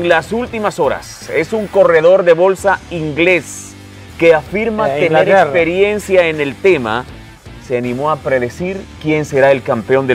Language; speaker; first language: Spanish; native; Spanish